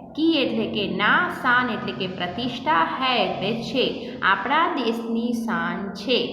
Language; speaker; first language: Hindi; non-native, local second language; Gujarati